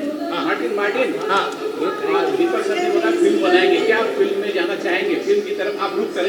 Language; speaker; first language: Hindi; native; Hindi